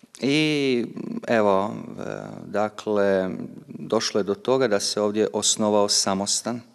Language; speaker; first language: Croatian; native; Croatian